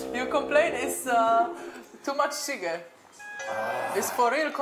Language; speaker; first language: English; non-native, fluent; Polish